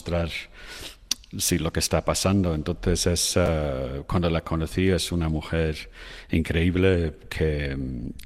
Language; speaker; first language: Spanish; non-native, fluent; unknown